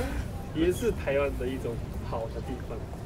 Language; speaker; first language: Chinese; non-native, fluent; Japanese